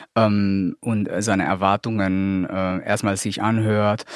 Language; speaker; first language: German; non-native, fluent; Spanish